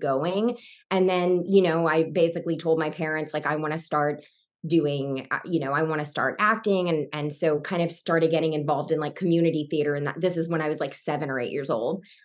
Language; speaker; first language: English; native; English